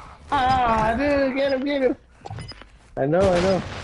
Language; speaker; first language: English; early bilingual, other home language; Spanish